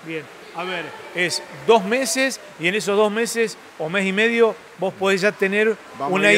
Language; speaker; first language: Spanish; native; Spanish